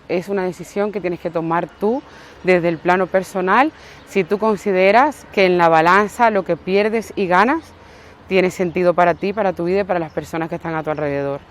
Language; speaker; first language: Spanish; native; Spanish